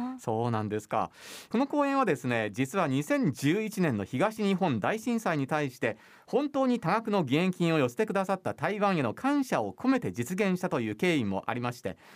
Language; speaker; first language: Japanese; native; Japanese